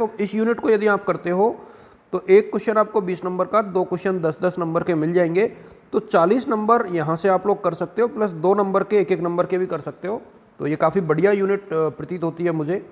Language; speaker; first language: Hindi; native; Hindi